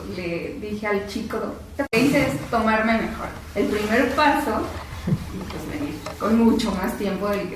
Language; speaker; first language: Spanish; native; Spanish